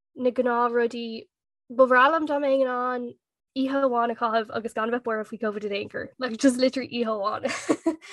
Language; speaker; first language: Irish; non-native, local second language; English